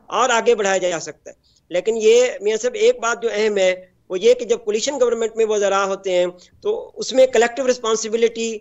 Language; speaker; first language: Urdu; native; Urdu